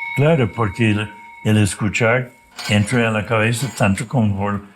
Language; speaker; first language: Spanish; non-native, fluent; English